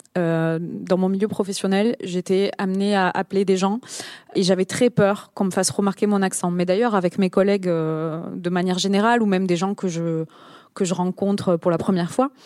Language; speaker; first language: French; native; French